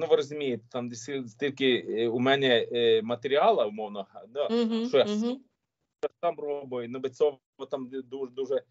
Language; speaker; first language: Ukrainian; non-native, learner; Swedish